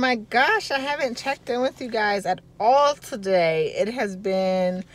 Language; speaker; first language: English; native; English